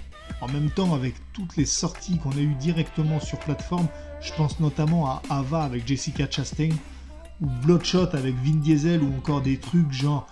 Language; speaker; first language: French; native; French